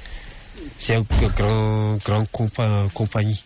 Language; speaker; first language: French; non-native, local second language; Malagasy